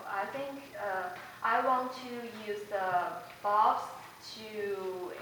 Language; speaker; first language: English; non-native, fluent; Chinese